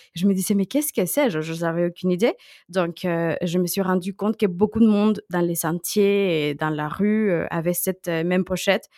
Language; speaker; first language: French; non-native, fluent; Spanish